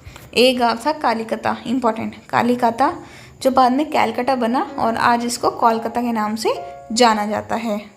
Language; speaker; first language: Hindi; native; Hindi